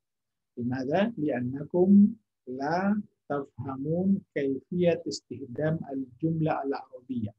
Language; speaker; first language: Arabic; non-native, fluent; Indonesian